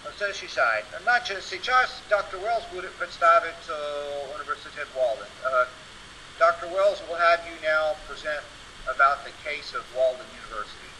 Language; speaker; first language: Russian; non-native, learner; English